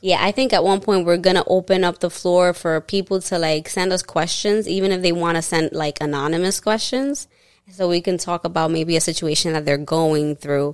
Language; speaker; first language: English; early bilingual, other home language; Spanish